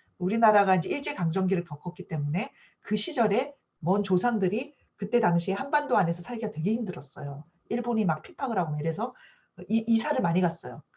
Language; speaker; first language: Korean; native; Korean